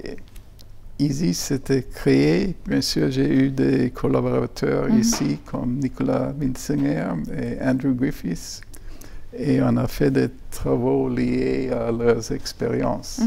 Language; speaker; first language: French; non-native, fluent; German